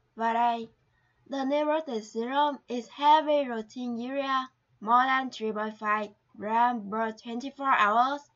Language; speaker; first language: English; non-native, fluent; Vietnamese